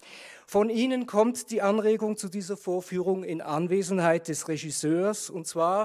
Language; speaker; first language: German; native; German